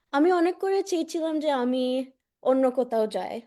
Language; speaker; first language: Bangla; early bilingual, heritage; Bangla